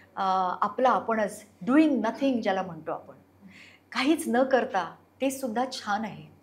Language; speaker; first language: Marathi; non-native, local second language; Konkani